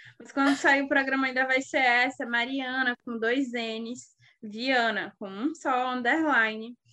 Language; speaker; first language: Portuguese; native; Portuguese